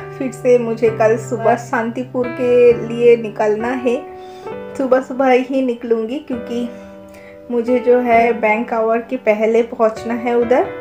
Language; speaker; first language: Hindi; non-native, local second language; Bangla